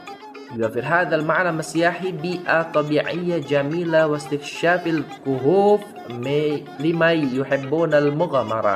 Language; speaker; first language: Arabic; non-native, fluent; Indonesian